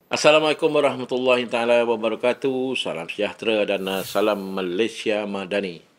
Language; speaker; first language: Malay; native; Malay